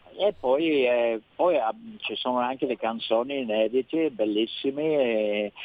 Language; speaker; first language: Italian; non-native, fluent; English